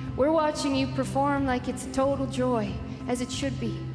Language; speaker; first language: English; native; English